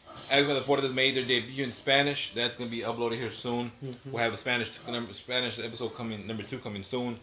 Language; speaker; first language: English; early bilingual, other home language; Spanish